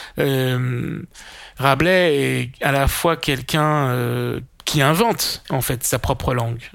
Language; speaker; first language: French; native; French